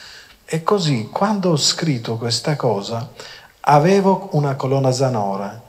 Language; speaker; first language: Italian; non-native, fluent; Albanian